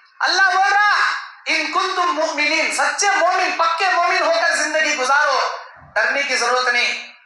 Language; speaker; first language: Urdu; native; Urdu